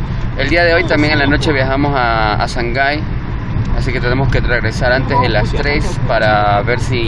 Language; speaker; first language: Spanish; native; Spanish